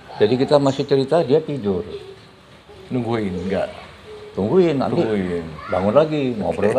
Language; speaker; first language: Indonesian; native; Indonesian